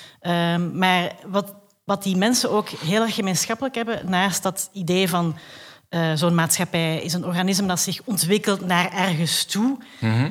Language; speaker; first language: Dutch; native; Dutch